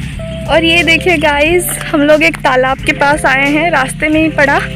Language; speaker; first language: Hindi; native; Hindi